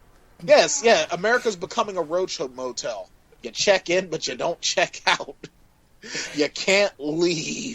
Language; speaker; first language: English; native; English